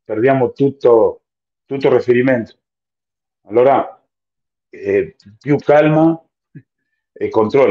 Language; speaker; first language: Italian; non-native, fluent; Spanish